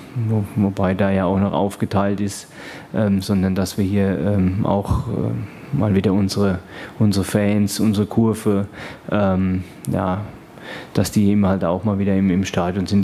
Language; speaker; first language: German; native; German